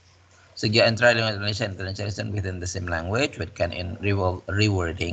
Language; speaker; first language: English; non-native, fluent; Indonesian